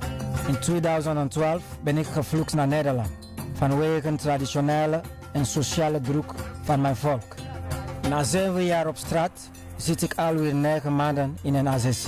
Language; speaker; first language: Dutch; non-native, fluent; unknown